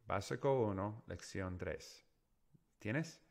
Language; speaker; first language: Spanish; non-native, learner; English